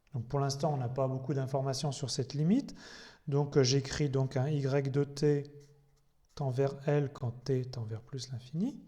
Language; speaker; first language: French; native; French